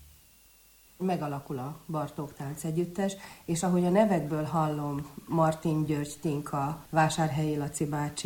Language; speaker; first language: Hungarian; native; Hungarian